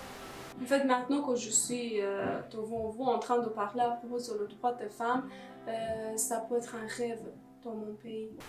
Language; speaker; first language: French; non-native, learner; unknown